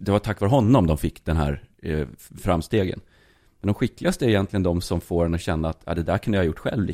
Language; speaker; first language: Swedish; native; Swedish